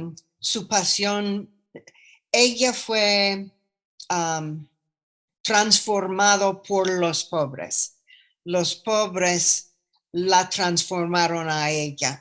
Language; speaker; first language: Spanish; non-native, fluent; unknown